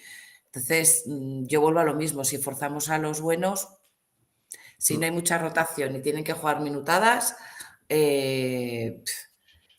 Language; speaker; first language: Spanish; native; Spanish